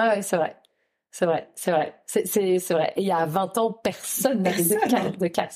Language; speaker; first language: French; native; French